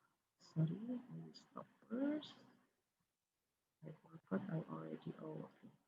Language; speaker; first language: English; non-native, learner; Indonesian